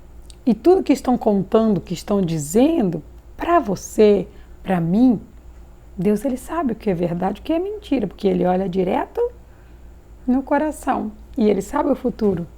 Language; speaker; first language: Portuguese; native; Portuguese